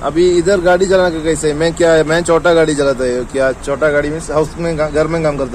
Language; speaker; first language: Hindi; non-native, local second language; Malayalam